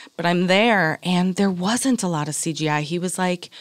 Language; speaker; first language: English; native; English